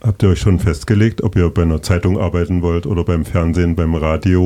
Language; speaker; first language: German; native; German